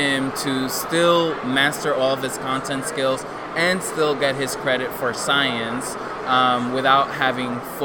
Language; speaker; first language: English; early bilingual, other home language; Spanish